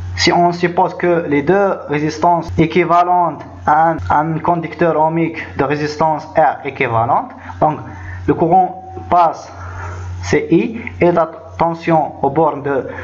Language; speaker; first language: French; non-native, local second language; Arabic